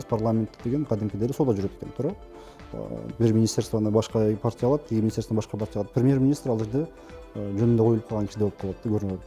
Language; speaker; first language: Kyrgyz; native; Kyrgyz